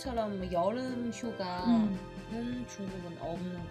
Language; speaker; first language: Korean; non-native, fluent; Chinese